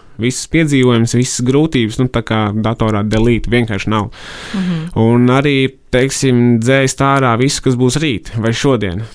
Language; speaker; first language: Latvian; native; Latvian